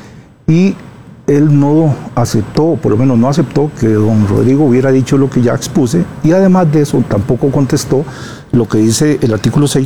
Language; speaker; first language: Spanish; native; Spanish